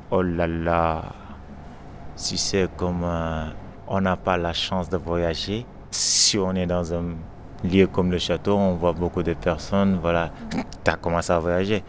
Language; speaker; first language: French; non-native, local second language; Wolof